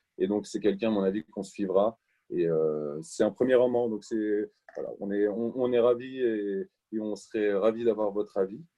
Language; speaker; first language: French; native; French